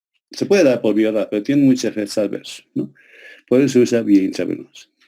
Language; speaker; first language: Spanish; native; Spanish